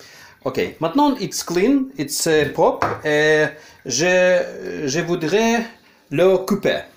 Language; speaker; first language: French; non-native, learner; Ukrainian